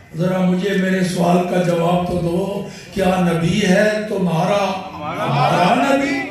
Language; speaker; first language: Urdu; non-native, local second language; Punjabi